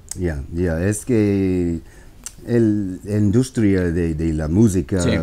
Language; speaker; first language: Spanish; non-native, learner; English